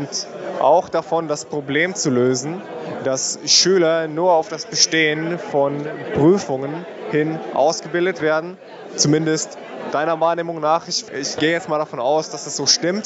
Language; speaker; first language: German; native; German